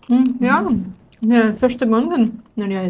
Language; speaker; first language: Swedish; non-native, learner; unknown